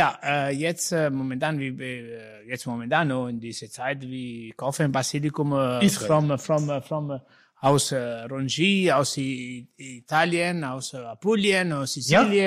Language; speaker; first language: German; non-native, learner; Italian